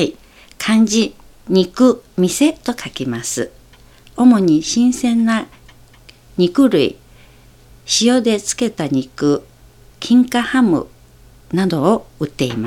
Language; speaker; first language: Japanese; non-native, fluent; Chinese